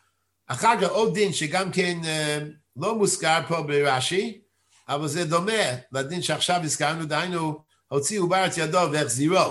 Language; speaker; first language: Hebrew; non-native, fluent; English